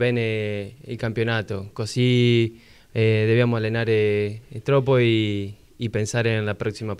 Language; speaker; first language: Italian; non-native, learner; Spanish